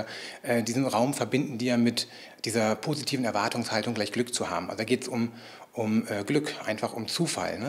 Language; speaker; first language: German; native; German